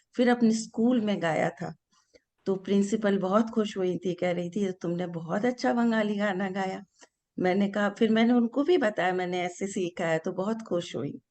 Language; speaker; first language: Hindi; non-native, local second language; Bangla